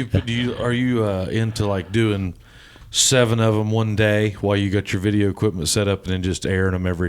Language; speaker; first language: English; native; English